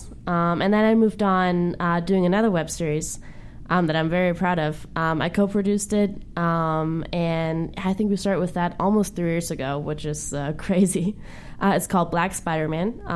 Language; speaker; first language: English; non-native, fluent; German